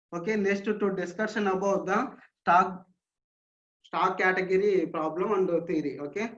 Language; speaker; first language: English; non-native, local second language; Telugu